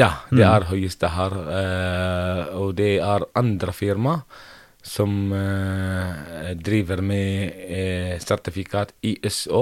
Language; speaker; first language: Norwegian; non-native, learner; Arabic